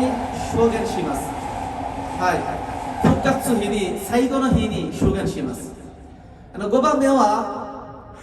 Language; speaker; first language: Japanese; non-native, learner; Bangla